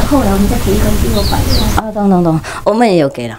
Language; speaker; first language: Chinese; non-native, fluent; Vietnamese